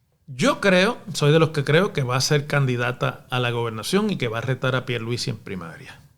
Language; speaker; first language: Spanish; native; Spanish